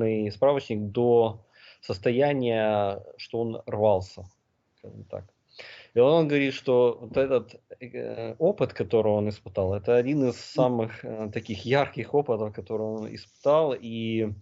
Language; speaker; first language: Russian; native; Russian